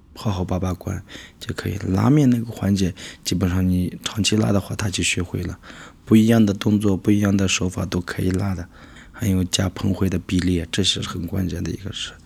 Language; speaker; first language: Chinese; native; Chinese